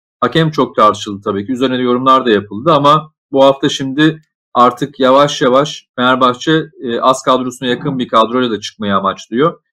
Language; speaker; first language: Turkish; native; Turkish